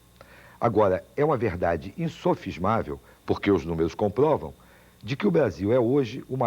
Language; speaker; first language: Portuguese; native; Portuguese